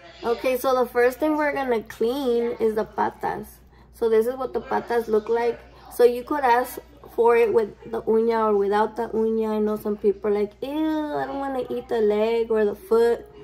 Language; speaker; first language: English; early bilingual, other home language; Spanish